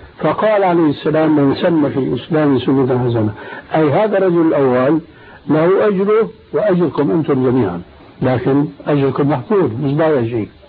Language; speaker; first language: Arabic; early bilingual, other home language; Albanian